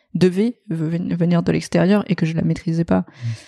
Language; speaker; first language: French; native; French